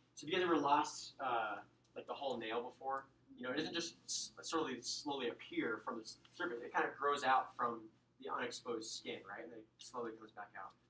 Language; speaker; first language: English; native; English